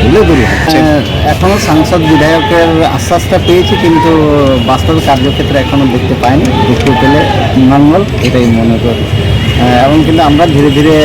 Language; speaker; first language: Bangla; non-native, local second language; Santali